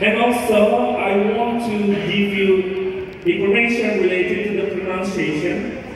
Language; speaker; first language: English; non-native, fluent; Indonesian